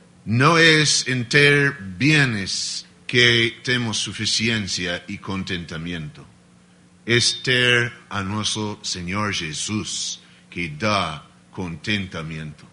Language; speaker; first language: Spanish; non-native, learner; Portuguese